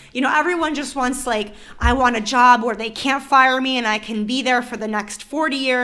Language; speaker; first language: English; native; English